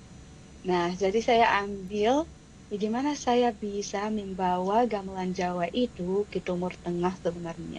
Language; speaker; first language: Indonesian; non-native, fluent; Arabic